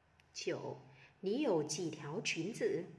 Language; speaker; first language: Chinese; non-native, fluent; Vietnamese